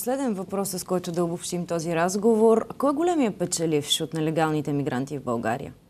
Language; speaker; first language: Bulgarian; native; Bulgarian